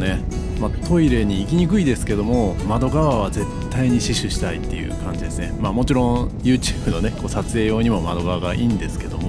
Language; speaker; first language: Japanese; native; Japanese